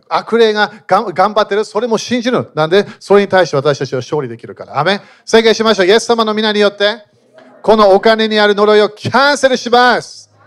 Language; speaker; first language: Japanese; non-native, fluent; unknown